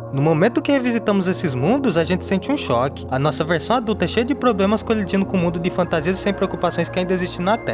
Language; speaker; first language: Portuguese; native; Portuguese